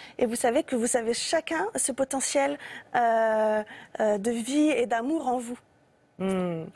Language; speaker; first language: French; native; French